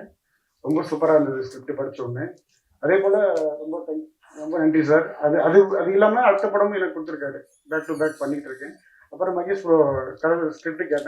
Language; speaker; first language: Tamil; native; Tamil